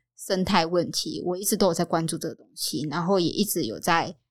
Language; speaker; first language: Chinese; native; Chinese